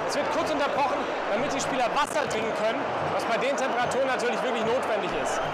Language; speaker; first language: German; native; German